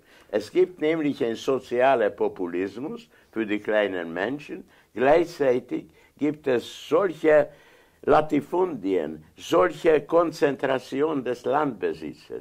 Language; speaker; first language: German; non-native, fluent; Hungarian